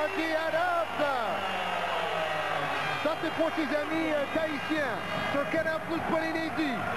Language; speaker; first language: French; native; French